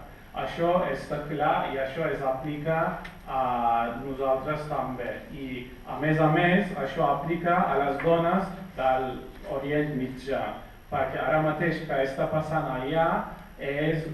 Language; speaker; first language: Catalan; non-native, fluent; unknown